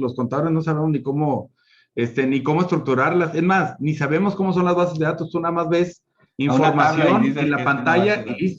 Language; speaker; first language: Spanish; native; Spanish